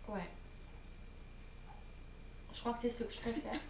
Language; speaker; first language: French; native; French